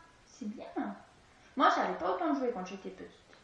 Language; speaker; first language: French; native; French